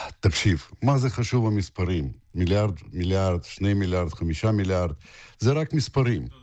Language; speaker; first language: Hebrew; non-native, fluent; Russian